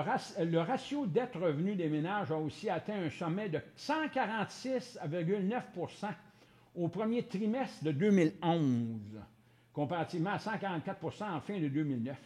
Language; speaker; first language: French; native; French